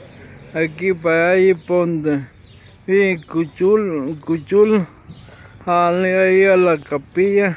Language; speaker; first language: Spanish; non-native, local second language; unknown